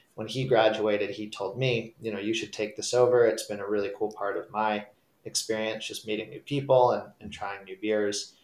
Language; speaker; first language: English; native; English